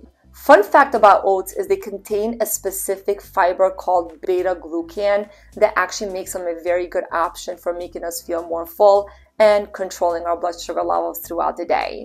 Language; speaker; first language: English; native; English